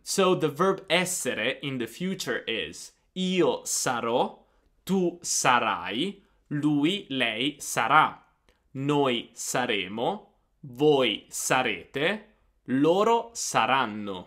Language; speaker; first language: Italian; native; Italian